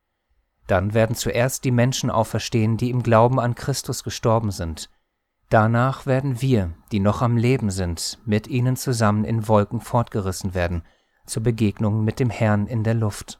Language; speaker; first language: German; native; German